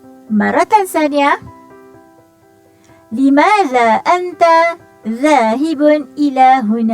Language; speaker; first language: Arabic; non-native, fluent; Malay